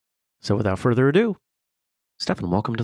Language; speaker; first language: English; native; English